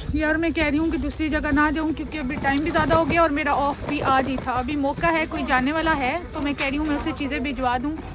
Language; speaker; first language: Urdu; native; Urdu